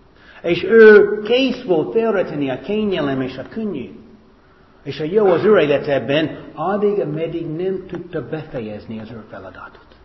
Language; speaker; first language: Hungarian; non-native, fluent; English